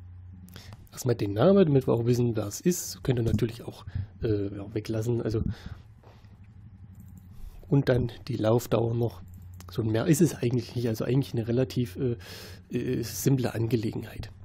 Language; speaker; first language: German; native; German